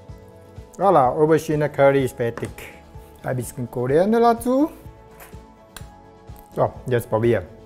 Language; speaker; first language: German; non-native, learner; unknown